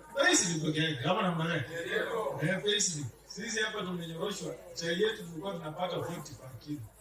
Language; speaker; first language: Swahili; non-native, local second language; Gusii